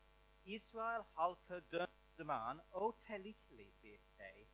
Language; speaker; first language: Turkish; non-native, learner; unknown